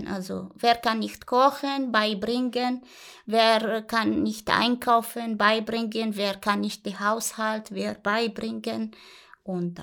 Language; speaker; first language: German; non-native, learner; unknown